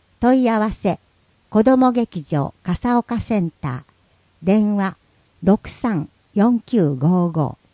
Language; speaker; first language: Japanese; native; Japanese